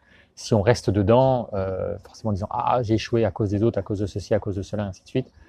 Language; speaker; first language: French; native; French